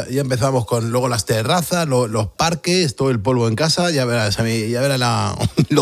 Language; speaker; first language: Spanish; native; Spanish